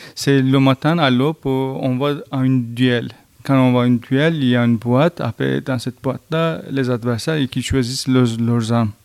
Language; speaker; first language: French; non-native, fluent; Turkish